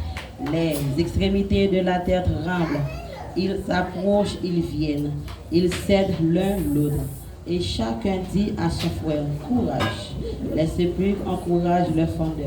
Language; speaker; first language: French; non-native, local second language; Haitian Creole